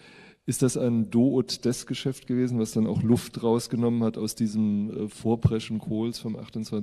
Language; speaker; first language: German; native; German